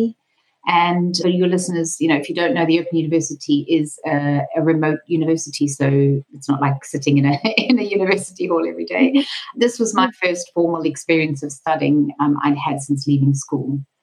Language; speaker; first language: English; native; English